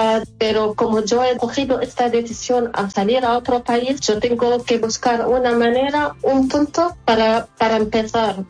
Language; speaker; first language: Spanish; non-native, fluent; Arabic